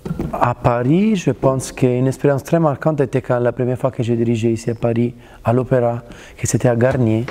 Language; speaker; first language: French; non-native, fluent; Italian